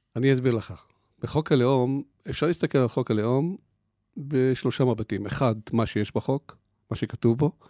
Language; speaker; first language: Hebrew; non-native, local second language; Arabic